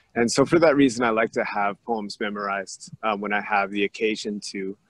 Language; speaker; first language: English; native; English